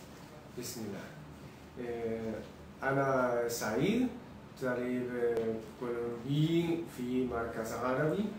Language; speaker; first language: Arabic; non-native, learner; Spanish